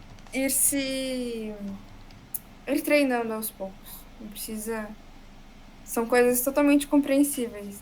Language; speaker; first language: Portuguese; native; Portuguese